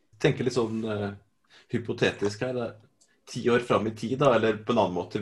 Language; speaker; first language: Norwegian; native; Norwegian